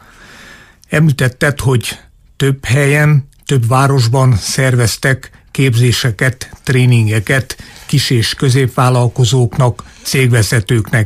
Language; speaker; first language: Hungarian; native; Hungarian